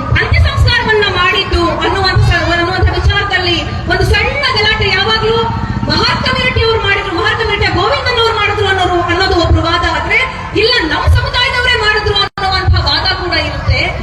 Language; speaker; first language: Kannada; native; Kannada